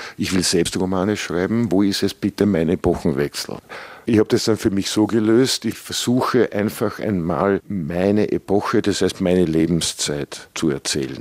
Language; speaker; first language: German; native; German